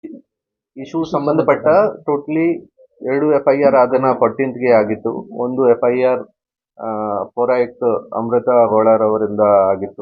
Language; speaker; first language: Kannada; non-native, fluent; Hindi